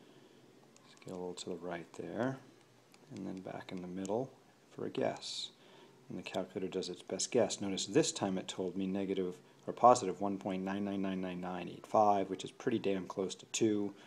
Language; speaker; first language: English; native; English